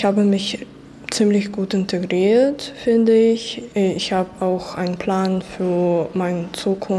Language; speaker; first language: German; non-native, fluent; Ukrainian